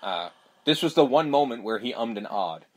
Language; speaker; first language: English; native; English